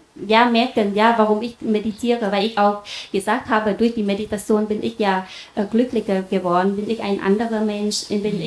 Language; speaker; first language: German; non-native, fluent; Vietnamese